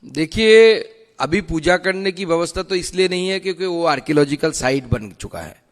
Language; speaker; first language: Hindi; non-native, local second language; Bangla